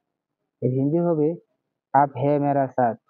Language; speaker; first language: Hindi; non-native, learner; Bangla